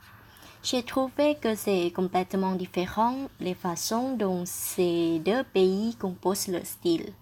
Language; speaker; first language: French; non-native, fluent; Thai